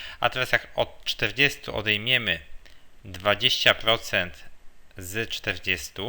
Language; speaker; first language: Polish; native; Polish